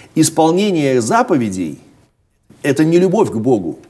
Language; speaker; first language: Russian; native; Russian